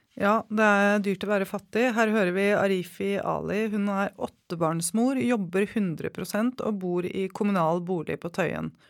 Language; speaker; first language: Norwegian; native; Norwegian